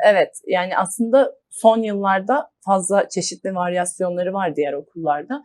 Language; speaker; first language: Turkish; native; Turkish